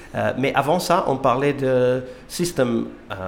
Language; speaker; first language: French; non-native, fluent; Portuguese